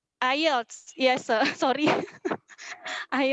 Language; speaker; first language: English; non-native, learner; Indonesian